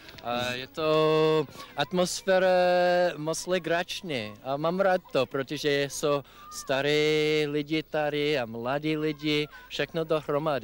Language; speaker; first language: Czech; non-native, learner; English